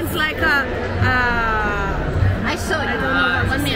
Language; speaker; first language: English; non-native, learner; Portuguese